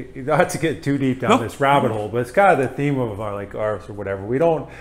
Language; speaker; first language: English; native; English